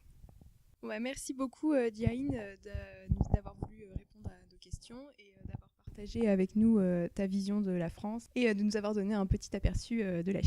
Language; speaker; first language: French; native; French